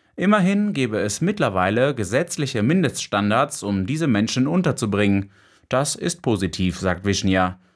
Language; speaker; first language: German; native; German